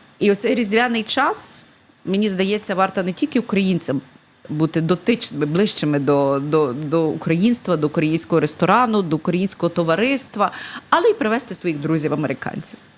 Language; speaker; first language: Ukrainian; native; Ukrainian